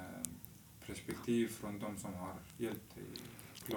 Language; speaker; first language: Swedish; non-native, fluent; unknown